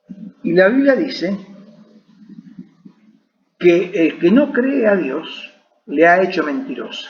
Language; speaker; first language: Spanish; native; Spanish